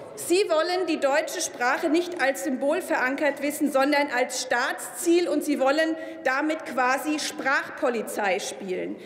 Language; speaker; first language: German; native; German